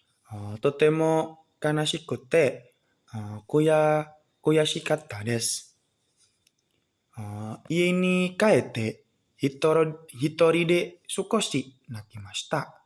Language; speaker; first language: Japanese; non-native, learner; Indonesian